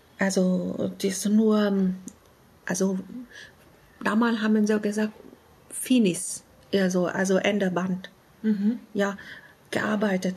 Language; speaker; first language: German; non-native, learner; Vietnamese